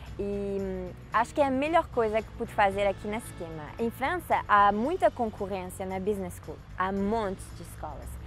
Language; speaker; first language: Portuguese; early bilingual, heritage; Portuguese